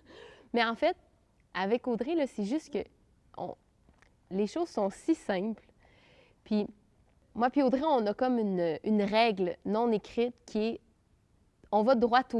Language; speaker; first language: French; native; French